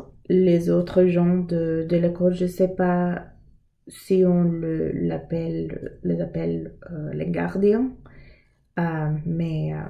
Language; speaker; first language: French; non-native, learner; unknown